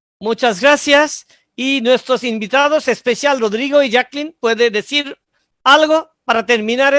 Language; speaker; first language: Spanish; non-native, fluent; Bangla